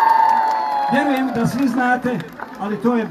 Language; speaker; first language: Bosnian; native; Bosnian